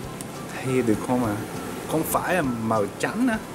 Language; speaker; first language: Vietnamese; non-native, learner; Japanese